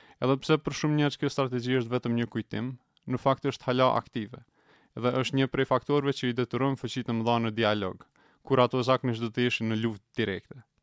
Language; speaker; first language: Albanian; native; Albanian